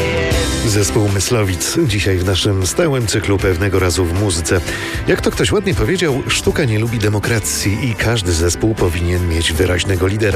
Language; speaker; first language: Polish; native; Polish